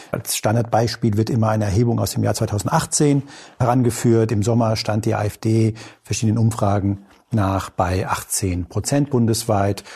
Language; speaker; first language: German; early bilingual, other home language; Spanish